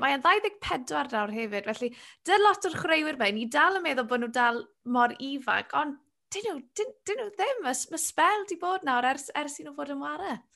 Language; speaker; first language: Welsh; native; Welsh